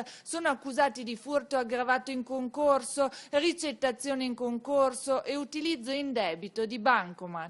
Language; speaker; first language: Italian; native; Italian